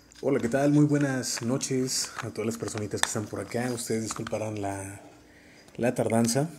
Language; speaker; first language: Spanish; native; Spanish